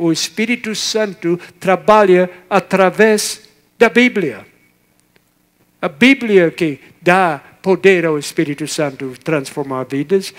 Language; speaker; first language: Portuguese; non-native, fluent; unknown